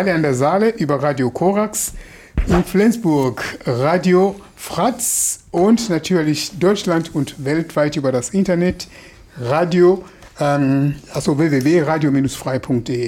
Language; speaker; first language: German; non-native, fluent; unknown